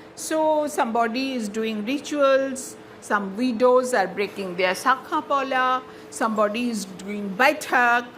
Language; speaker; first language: English; non-native, local second language; Bangla